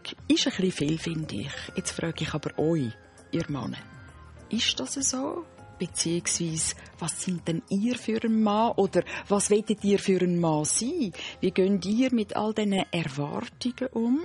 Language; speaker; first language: German; native; German